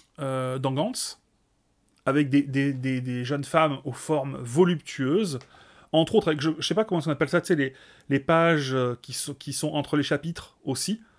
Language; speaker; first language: French; native; French